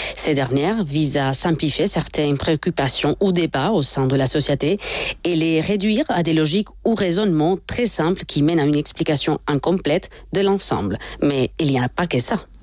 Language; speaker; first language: French; non-native, fluent; Spanish